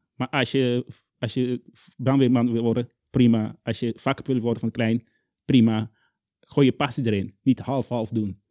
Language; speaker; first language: Dutch; non-native, local second language; Papiamento